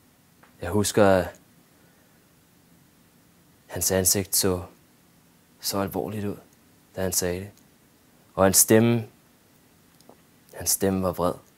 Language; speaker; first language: Danish; early bilingual, other home language; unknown